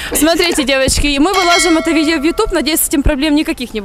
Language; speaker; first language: Russian; native; Russian